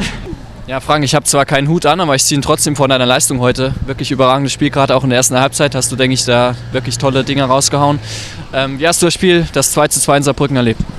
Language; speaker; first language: German; native; German